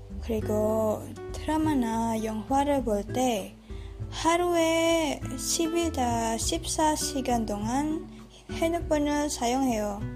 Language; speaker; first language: Korean; non-native, learner; Indonesian